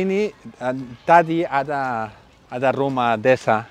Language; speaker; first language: Indonesian; non-native, learner; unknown